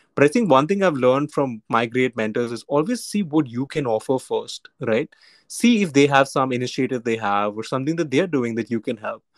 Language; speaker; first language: English; non-native, local second language; Hindi